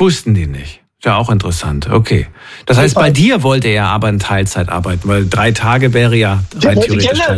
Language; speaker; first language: German; native; German